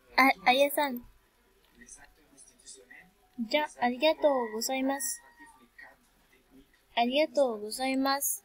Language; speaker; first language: Japanese; non-native, learner; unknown